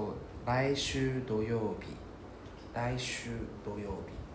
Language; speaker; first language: Japanese; non-native, fluent; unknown